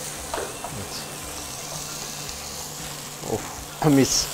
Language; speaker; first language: Turkish; native; Turkish